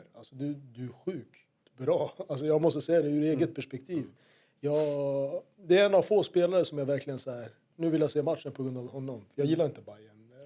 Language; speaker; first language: Swedish; native; Swedish